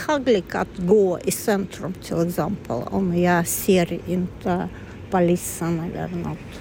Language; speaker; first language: Swedish; non-native, learner; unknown